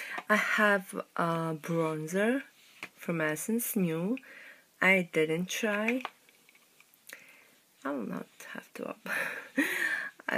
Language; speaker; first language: English; non-native, learner; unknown